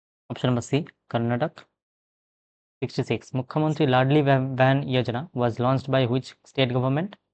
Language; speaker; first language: English; non-native, local second language; Bangla